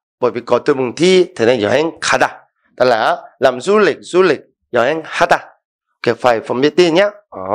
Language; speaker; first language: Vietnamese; non-native, fluent; Korean